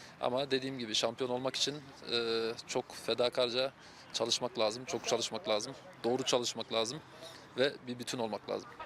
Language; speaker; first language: Turkish; early bilingual, heritage; Turkish